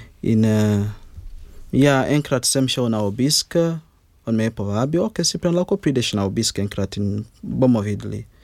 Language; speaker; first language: Slovenian; non-native, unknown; Ganda